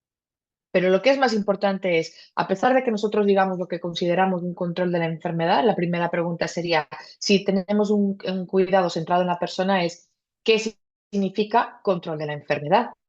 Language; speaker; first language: Spanish; native; Spanish